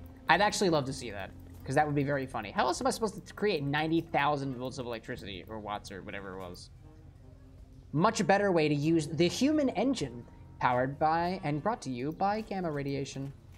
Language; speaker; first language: English; native; English